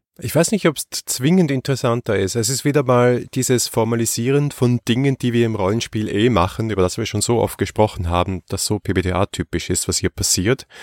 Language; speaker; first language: German; native; German